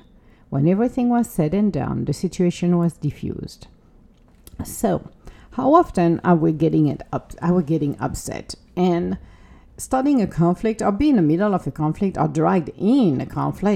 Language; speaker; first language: English; non-native, fluent; French